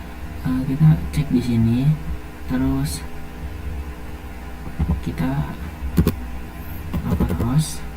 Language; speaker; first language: Indonesian; native; Indonesian